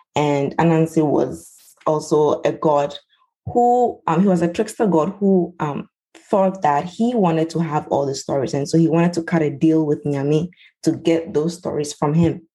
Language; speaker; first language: English; non-native, local second language; Ewe